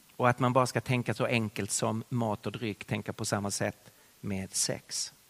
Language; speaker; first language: Swedish; native; Swedish